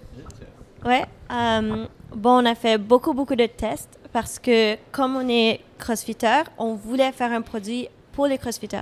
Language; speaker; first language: French; non-native, fluent; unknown